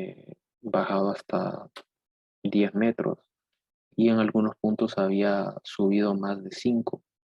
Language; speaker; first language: Spanish; native; Spanish